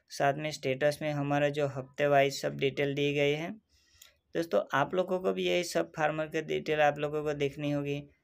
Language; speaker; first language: Hindi; non-native, local second language; Gujarati